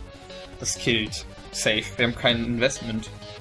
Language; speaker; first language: German; native; German